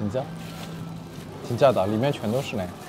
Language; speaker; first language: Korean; non-native, fluent; Chinese